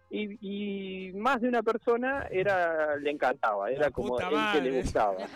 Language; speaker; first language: Spanish; native; Spanish